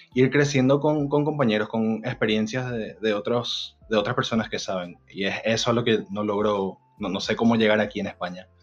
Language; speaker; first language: Spanish; native; Spanish